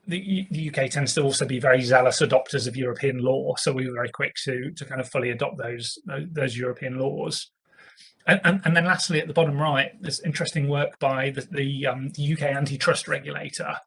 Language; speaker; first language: English; native; English